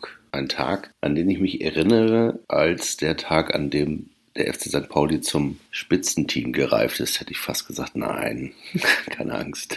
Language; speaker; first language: German; native; German